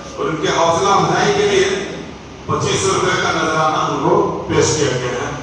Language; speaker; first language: Urdu; native; Urdu